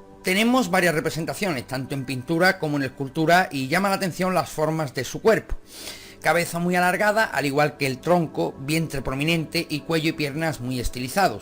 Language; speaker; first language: Spanish; native; Spanish